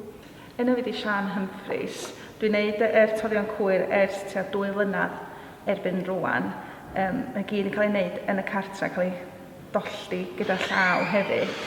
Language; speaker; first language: Welsh; native; Welsh